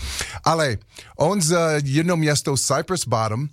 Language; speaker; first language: Czech; non-native, learner; English